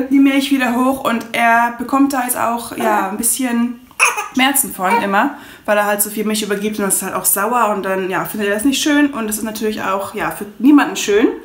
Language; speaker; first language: German; native; German